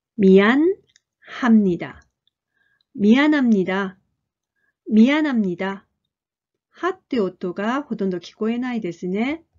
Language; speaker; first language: Japanese; non-native, fluent; Korean